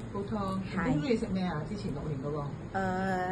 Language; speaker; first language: Cantonese; native; Cantonese